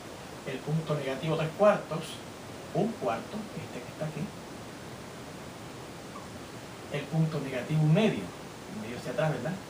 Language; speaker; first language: Spanish; native; Spanish